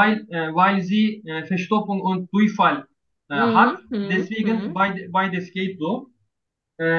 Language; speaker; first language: German; non-native, learner; Turkish